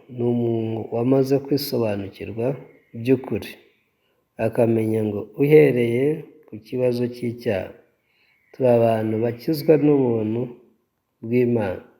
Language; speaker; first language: Kinyarwanda; native; Kinyarwanda